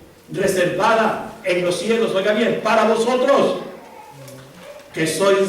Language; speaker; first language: Spanish; native; Spanish